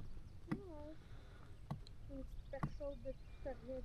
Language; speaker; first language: French; native; French